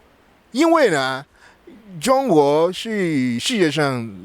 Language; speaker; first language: Chinese; non-native, fluent; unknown